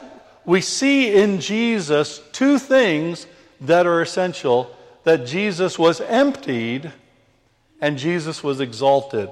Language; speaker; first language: English; native; English